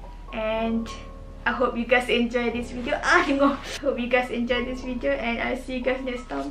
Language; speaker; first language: English; non-native, local second language; Malay